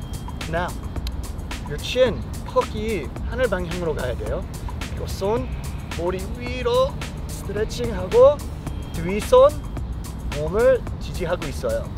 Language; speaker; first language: Korean; non-native, fluent; English